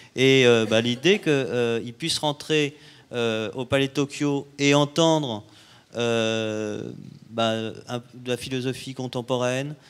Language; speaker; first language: French; native; French